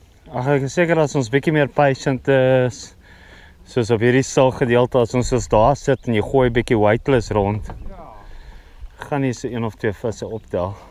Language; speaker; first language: Afrikaans; early bilingual, heritage; Afrikaans